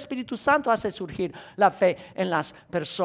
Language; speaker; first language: Spanish; non-native, fluent; English